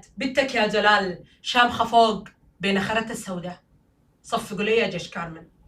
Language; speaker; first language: Arabic; native; Arabic